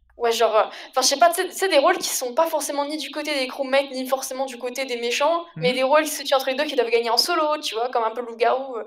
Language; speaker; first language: French; native; French